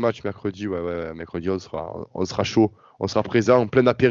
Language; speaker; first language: French; native; French